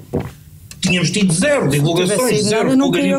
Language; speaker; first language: Portuguese; native; Portuguese